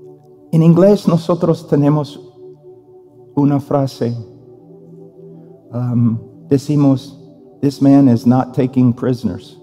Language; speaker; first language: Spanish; non-native, fluent; English